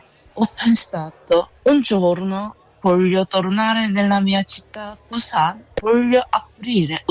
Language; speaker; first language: Italian; non-native, learner; Korean